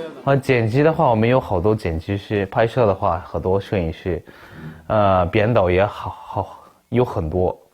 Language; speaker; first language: Chinese; non-native, fluent; Japanese